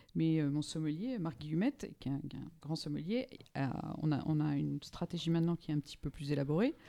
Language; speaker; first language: French; native; French